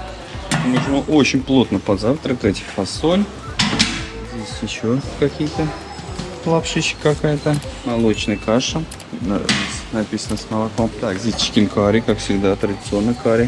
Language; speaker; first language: Russian; native; Russian